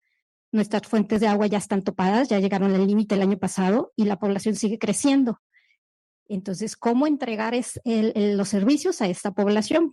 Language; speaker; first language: Spanish; native; Spanish